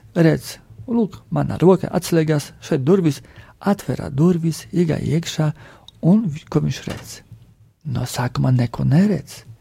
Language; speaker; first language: Latvian; non-native, fluent; Polish